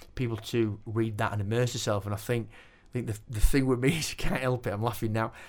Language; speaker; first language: English; native; English